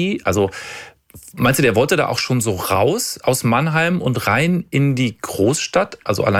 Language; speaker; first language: German; native; German